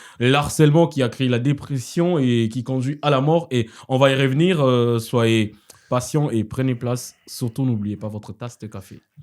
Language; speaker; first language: French; non-native, local second language; Lingala